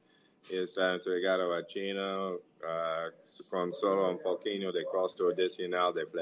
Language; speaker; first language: Portuguese; non-native, learner; English